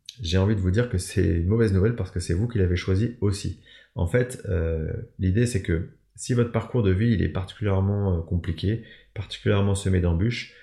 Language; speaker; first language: French; native; French